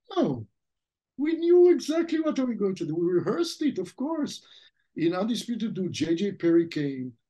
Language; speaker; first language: English; non-native, fluent; French